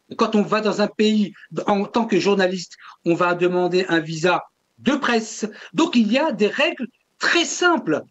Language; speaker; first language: French; non-native, local second language; Kabyle